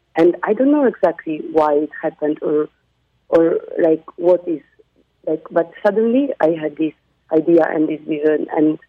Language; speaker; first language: English; non-native, fluent; Polish